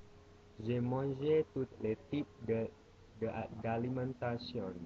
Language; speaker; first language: French; non-native, learner; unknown